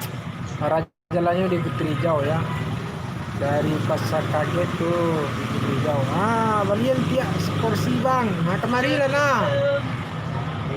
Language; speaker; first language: Indonesian; non-native, local second language; Minangkabau